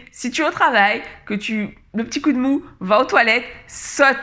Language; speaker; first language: French; native; French